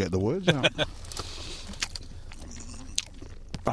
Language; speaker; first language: English; native; English